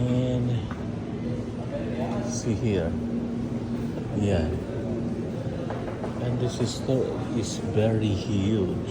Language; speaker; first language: English; non-native, local second language; Filipino